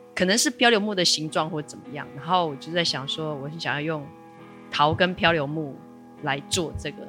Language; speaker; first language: Chinese; native; Chinese